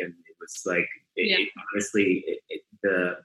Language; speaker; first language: English; native; English